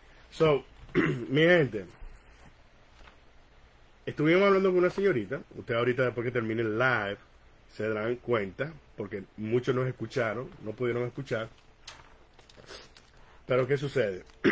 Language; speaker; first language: Spanish; early bilingual, heritage; Spanish